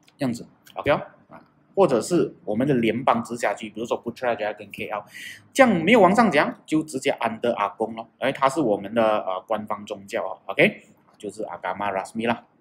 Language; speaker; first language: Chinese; native; Chinese